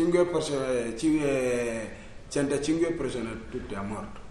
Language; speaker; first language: Italian; non-native, learner; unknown